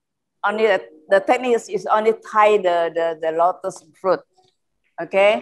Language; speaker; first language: English; non-native, learner; Indonesian